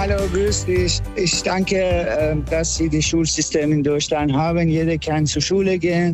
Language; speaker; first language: German; non-native, fluent; Persian